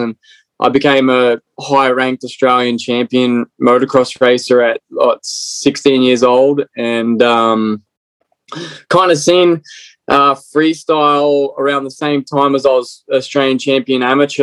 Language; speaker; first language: English; native; English